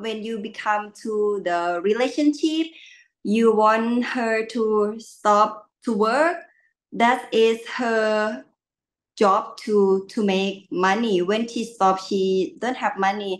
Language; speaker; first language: English; non-native, learner; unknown